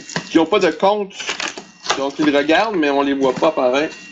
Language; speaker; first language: French; native; French